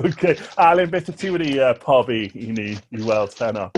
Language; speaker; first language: Welsh; native; Welsh